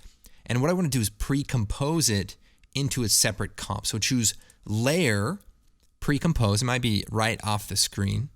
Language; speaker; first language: English; native; English